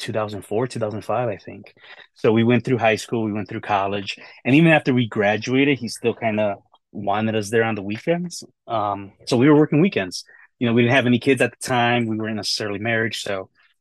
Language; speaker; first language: English; native; English